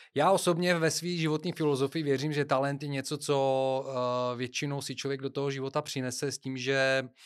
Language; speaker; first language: Czech; non-native, fluent; Bulgarian